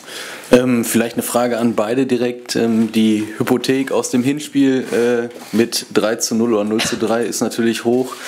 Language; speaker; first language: German; native; German